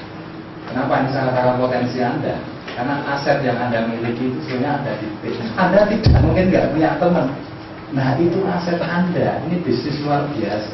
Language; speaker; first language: Indonesian; native; Indonesian